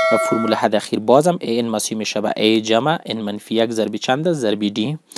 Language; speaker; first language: Persian; non-native, local second language; Pashto